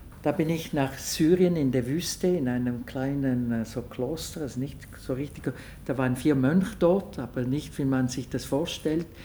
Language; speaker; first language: German; non-native, local second language; French